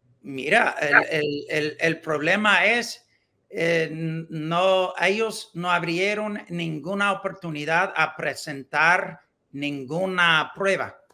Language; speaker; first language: Spanish; non-native, learner; English